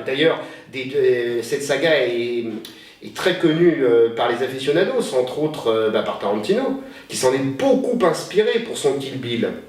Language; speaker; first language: French; native; French